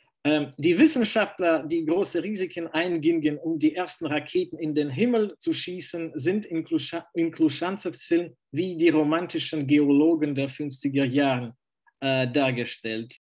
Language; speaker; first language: German; non-native, fluent; Russian